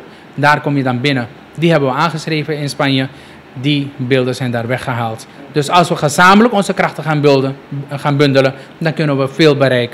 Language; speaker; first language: Dutch; native; Dutch